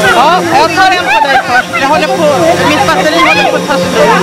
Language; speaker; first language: Swedish; early bilingual, other home language; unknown